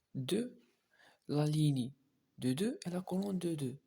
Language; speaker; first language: French; non-native, local second language; Arabic